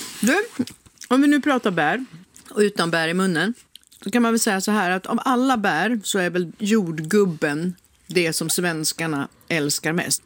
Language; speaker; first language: Swedish; native; Swedish